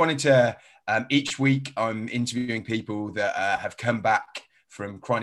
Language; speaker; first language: English; native; English